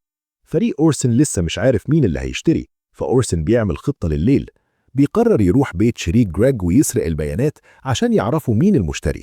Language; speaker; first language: Arabic; native; Arabic